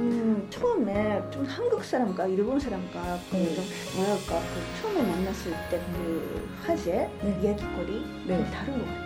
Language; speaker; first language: Korean; non-native, fluent; Japanese